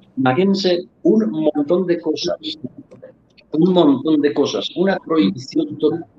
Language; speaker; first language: Spanish; non-native, fluent; Polish